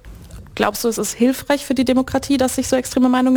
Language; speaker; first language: German; native; German